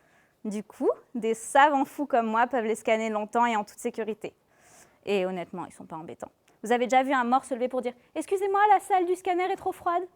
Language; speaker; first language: French; native; French